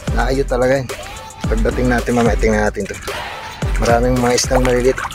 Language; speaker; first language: Filipino; non-native, local second language; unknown